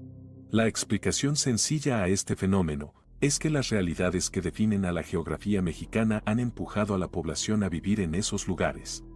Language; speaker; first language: Spanish; native; Spanish